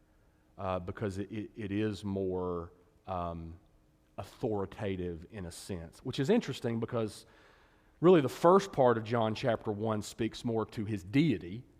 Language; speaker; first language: English; native; English